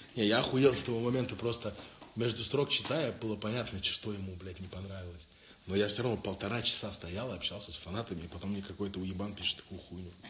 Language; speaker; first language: Russian; early bilingual, heritage; Russian